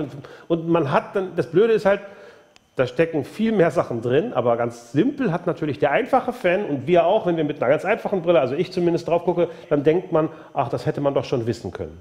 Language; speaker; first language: German; native; German